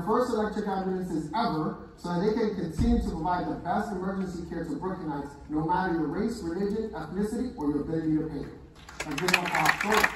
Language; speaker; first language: English; native; English